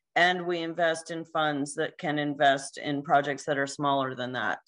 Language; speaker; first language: English; native; English